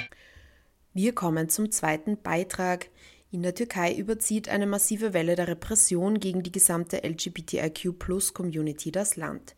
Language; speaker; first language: German; native; German